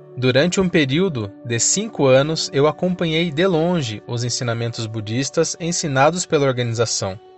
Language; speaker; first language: Portuguese; native; Portuguese